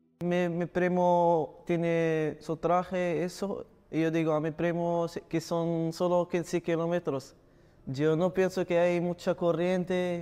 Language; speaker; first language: Spanish; non-native, learner; Arabic